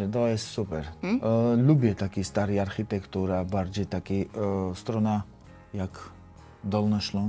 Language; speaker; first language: Polish; non-native, learner; Georgian